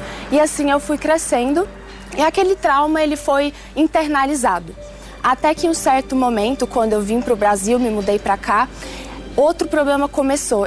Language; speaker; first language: Portuguese; early bilingual, other home language; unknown